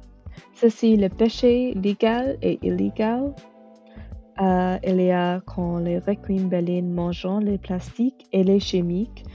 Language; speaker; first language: French; non-native, learner; English